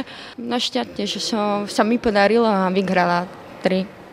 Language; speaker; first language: Polish; non-native, learner; Slovak